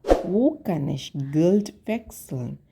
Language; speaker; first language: German; non-native, learner; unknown